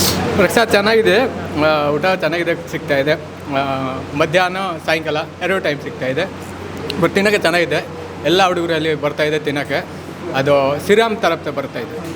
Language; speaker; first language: Kannada; non-native, local second language; Odia